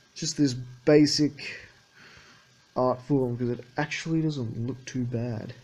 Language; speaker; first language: English; native; English